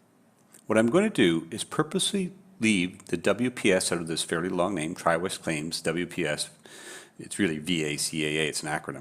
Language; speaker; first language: English; native; English